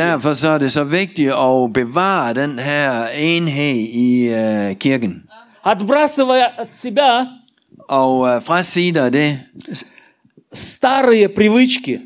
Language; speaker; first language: Danish; non-native, learner; Russian